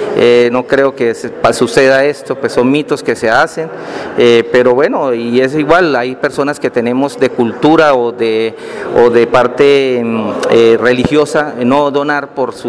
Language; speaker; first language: Spanish; native; Spanish